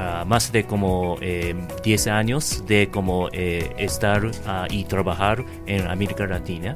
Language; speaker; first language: Spanish; non-native, learner; Japanese